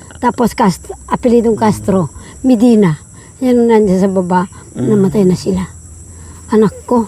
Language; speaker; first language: Filipino; native; Filipino